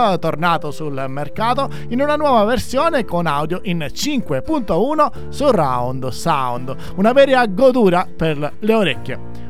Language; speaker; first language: Italian; native; Italian